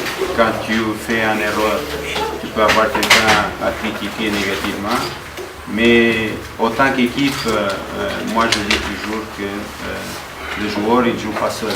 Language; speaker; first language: French; non-native, fluent; Portuguese